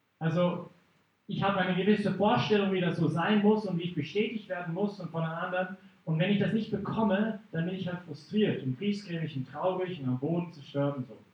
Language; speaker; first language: German; non-native, fluent; English